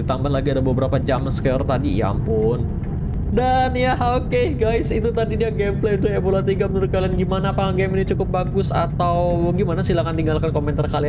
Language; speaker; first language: Indonesian; native; Indonesian